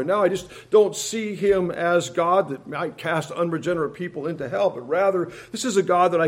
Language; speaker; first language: English; native; English